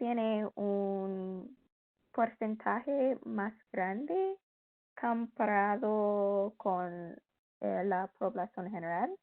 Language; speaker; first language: Spanish; non-native, learner; English